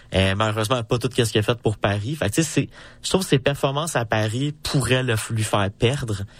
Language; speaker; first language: French; native; French